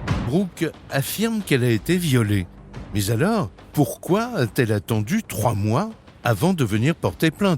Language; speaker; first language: French; native; French